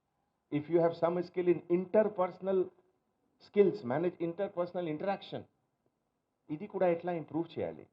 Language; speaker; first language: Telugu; non-native, learner; Hindi